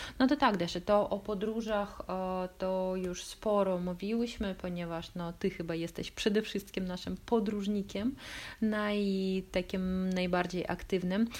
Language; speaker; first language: Polish; non-native, fluent; Russian